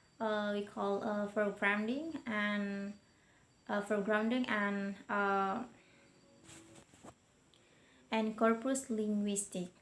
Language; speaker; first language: English; non-native, learner; Indonesian